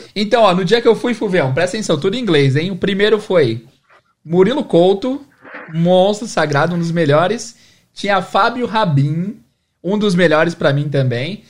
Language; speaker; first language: Portuguese; native; Portuguese